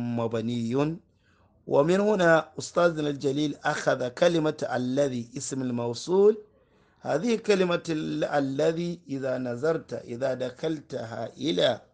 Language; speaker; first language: Arabic; non-native, fluent; Hausa